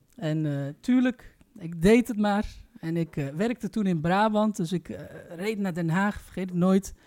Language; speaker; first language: Dutch; early bilingual, other home language; Turkish